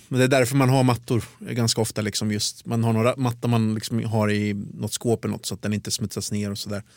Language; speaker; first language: Swedish; early bilingual, other home language; Bosnian